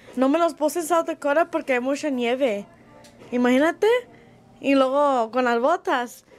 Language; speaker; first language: Spanish; early bilingual, heritage; Spanish